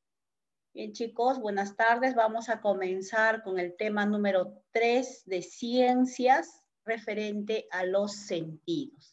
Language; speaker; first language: Spanish; native; Spanish